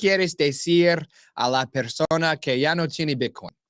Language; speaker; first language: Spanish; non-native, learner; English